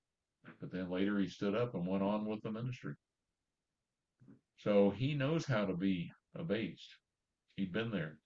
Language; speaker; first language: English; native; English